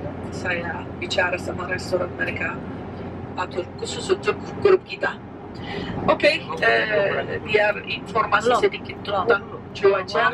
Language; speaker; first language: Indonesian; non-native, fluent; Turkish